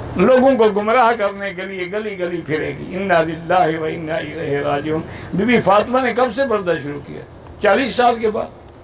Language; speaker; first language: Urdu; non-native, local second language; Punjabi